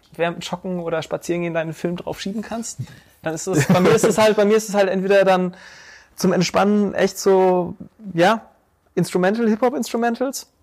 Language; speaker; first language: German; native; German